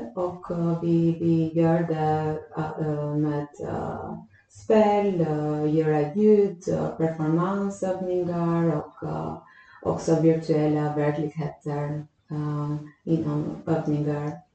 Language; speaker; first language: Swedish; non-native, fluent; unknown